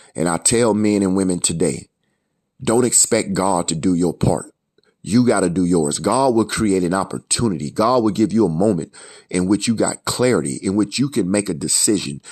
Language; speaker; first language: English; native; English